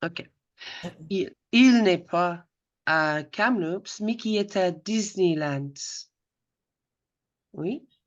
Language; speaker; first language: French; non-native, fluent; English